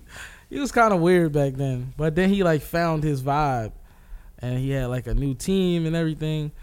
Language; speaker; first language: English; native; English